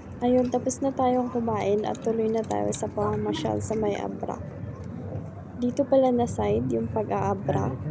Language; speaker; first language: Filipino; native; Filipino